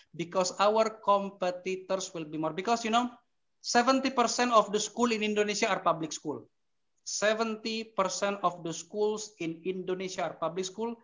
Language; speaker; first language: English; non-native, fluent; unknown